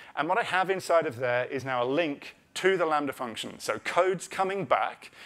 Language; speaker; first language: English; native; English